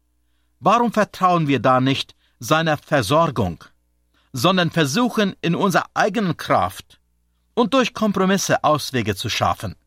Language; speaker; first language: German; native; German